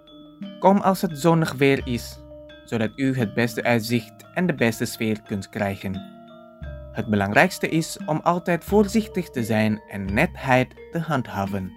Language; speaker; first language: Dutch; non-native, fluent; Indonesian